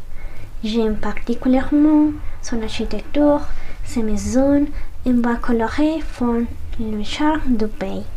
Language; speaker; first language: French; non-native, learner; Spanish